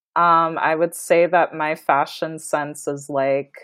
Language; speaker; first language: English; native; English